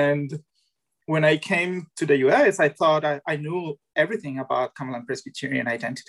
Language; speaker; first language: English; non-native, fluent; Spanish